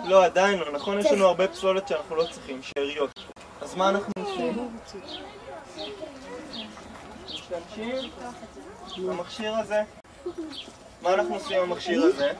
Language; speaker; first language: Hebrew; native; Hebrew